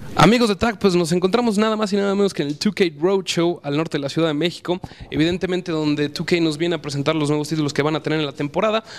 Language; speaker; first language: Spanish; native; Spanish